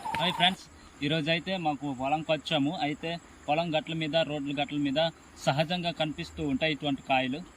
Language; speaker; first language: Telugu; non-native, local second language; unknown